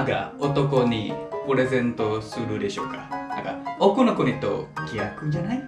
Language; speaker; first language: Japanese; non-native, fluent; Indonesian